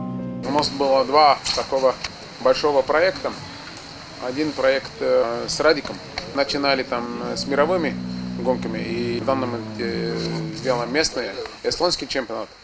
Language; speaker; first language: Russian; non-native, fluent; Estonian